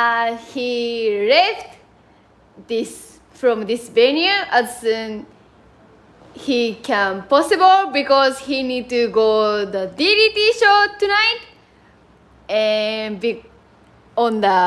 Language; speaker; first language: English; non-native, learner; Japanese